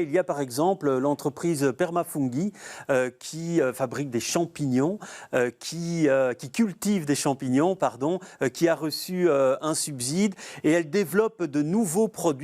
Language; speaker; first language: French; native; French